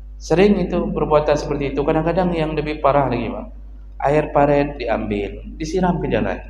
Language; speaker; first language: Malay; non-native, local second language; Achinese